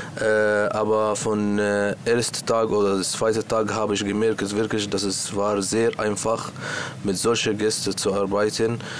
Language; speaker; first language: German; non-native, learner; Arabic